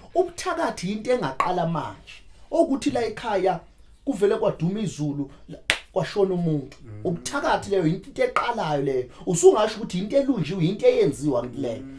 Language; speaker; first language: Zulu; native; Zulu